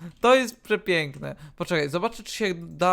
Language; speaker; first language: Polish; native; Polish